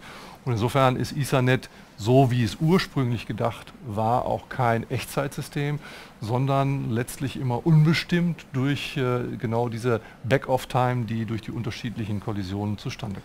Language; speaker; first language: German; native; German